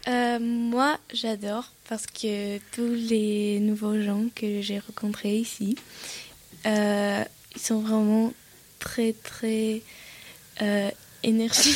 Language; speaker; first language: French; non-native, learner; Russian